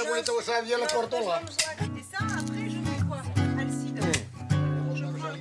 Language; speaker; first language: French; native; French